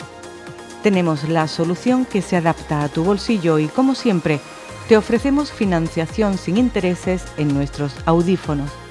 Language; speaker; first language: Spanish; native; Spanish